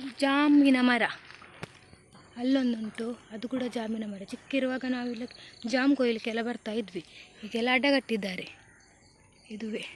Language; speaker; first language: Kannada; non-native, local second language; Tulu